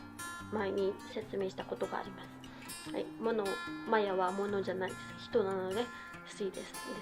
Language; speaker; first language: Japanese; non-native, fluent; Cebuano